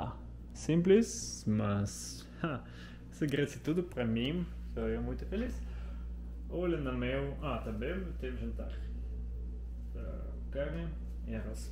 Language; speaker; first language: Portuguese; non-native, learner; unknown